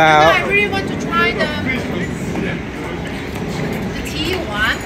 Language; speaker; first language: English; non-native, learner; Chinese